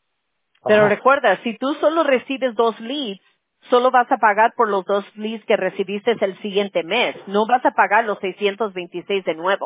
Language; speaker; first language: Spanish; early bilingual, heritage; Spanish